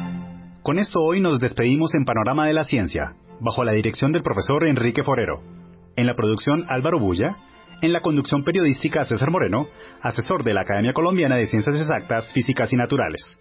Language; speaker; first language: Spanish; native; Spanish